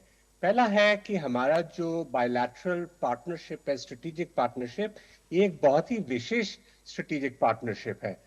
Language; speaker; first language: Hindi; native; Hindi